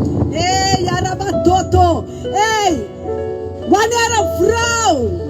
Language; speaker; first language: Dutch; non-native, local second language; Papiamento